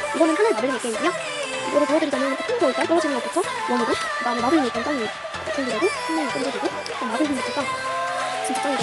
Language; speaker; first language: Korean; native; Korean